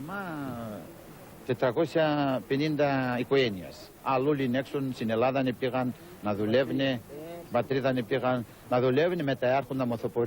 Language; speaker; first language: Greek; early bilingual, heritage; Greek